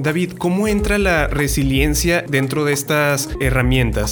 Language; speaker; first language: Spanish; native; Spanish